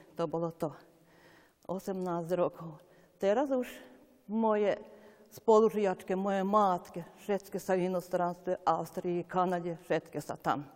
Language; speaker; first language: Slovak; native; Slovak